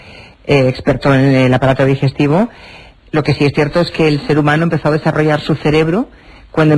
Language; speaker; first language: Spanish; native; Spanish